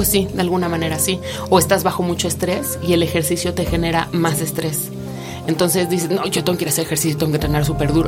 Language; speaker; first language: Spanish; native; Spanish